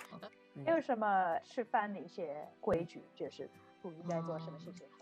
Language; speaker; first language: Chinese; non-native, fluent; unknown